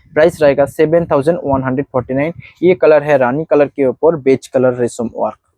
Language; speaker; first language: Hindi; non-native, local second language; Bangla